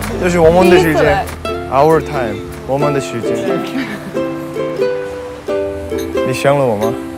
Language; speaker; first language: Chinese; non-native, learner; Korean